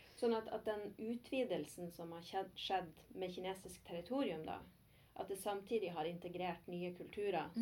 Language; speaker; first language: Norwegian; native; Norwegian